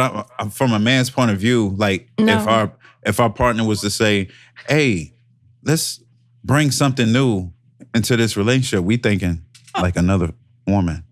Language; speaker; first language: English; native; English